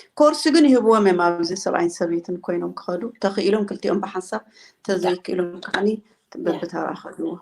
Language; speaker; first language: Tigrinya; native; Tigrinya